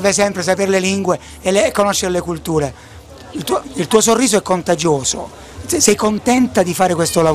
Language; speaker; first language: Italian; native; Italian